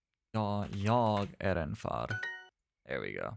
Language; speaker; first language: Swedish; non-native, learner; English